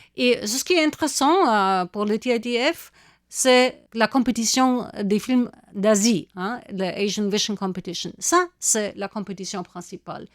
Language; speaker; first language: French; non-native, fluent; German